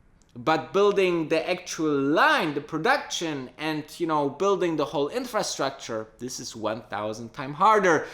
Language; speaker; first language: English; non-native, fluent; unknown